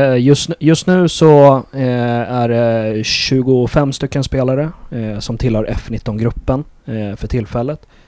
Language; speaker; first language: Swedish; native; Swedish